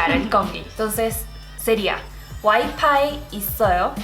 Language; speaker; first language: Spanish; early bilingual, other home language; Korean